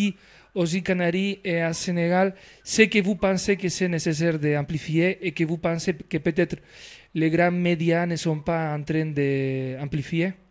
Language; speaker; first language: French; non-native, fluent; Spanish